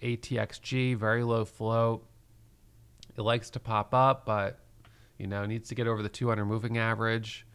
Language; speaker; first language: English; native; English